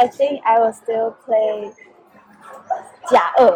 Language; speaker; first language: English; non-native, learner; Chinese